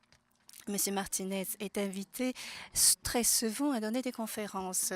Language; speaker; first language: French; non-native, fluent; Japanese